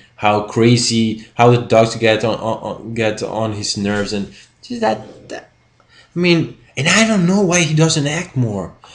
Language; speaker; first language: English; non-native, fluent; Spanish